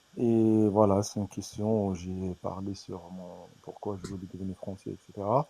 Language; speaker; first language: French; non-native, fluent; Arabic